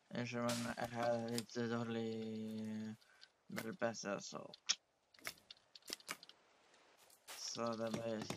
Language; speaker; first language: Norwegian; early bilingual, other home language; Polish